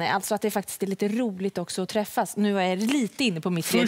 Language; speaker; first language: Swedish; native; Swedish